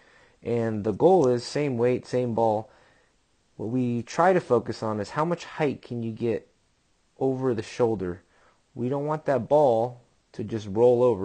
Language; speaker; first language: English; native; English